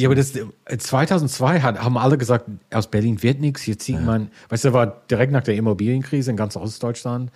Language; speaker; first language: German; non-native, fluent; English